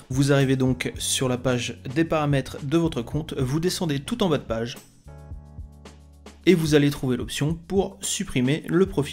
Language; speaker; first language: French; native; French